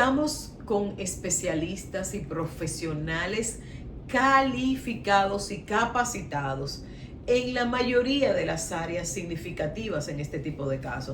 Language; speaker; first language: Spanish; native; Spanish